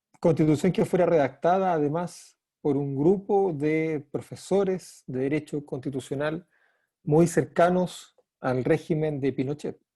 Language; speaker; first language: Spanish; native; Spanish